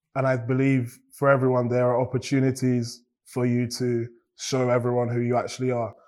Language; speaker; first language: English; native; English